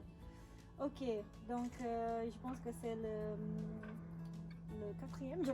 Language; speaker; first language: French; non-native, learner; Indonesian